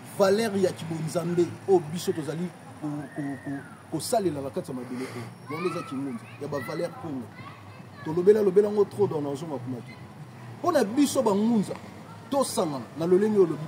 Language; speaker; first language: Lingala; non-native, local second language; Kongo